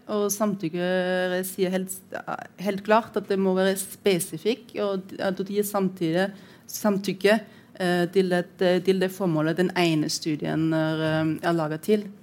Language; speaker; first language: Norwegian; non-native, fluent; German